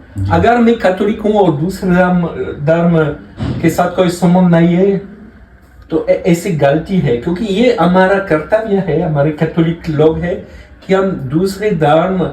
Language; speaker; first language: Hindi; non-native, learner; French